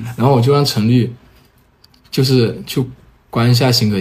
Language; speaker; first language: Chinese; native; Chinese